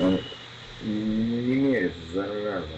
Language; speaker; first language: Russian; non-native, local second language; Lithuanian